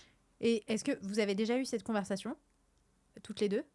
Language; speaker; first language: French; native; French